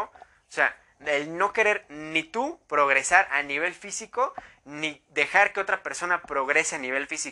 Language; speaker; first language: Spanish; native; Spanish